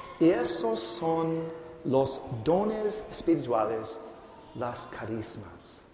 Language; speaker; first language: Spanish; non-native, fluent; English